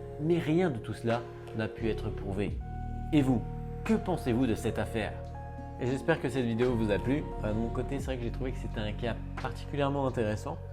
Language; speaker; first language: French; native; French